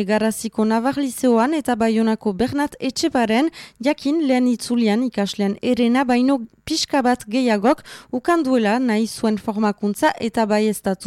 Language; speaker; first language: Basque; native; Basque